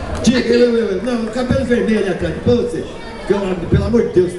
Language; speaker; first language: Portuguese; native; Portuguese